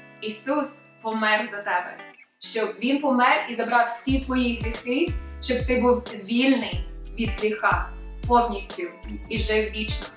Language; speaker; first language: Ukrainian; early bilingual, other home language; English